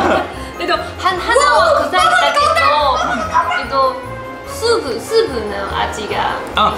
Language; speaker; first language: Japanese; non-native, learner; Chinese